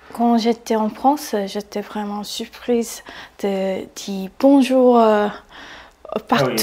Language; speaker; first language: French; non-native, learner; Korean